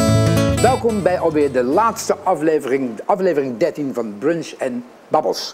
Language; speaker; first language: Dutch; native; Dutch